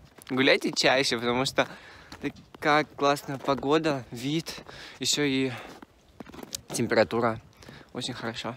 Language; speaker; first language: Russian; native; Russian